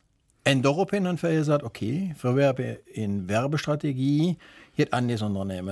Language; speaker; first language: German; native; German